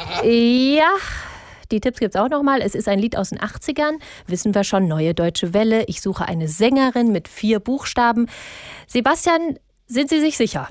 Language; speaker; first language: German; native; German